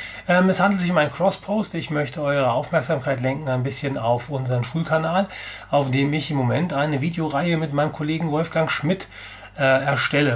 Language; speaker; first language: German; native; German